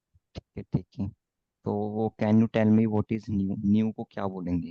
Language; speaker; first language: Hindi; native; Hindi